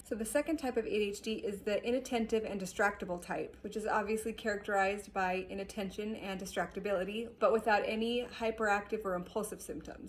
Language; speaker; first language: English; native; English